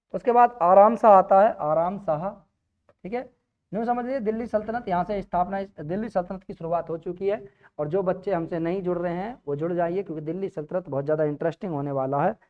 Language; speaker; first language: Hindi; native; Hindi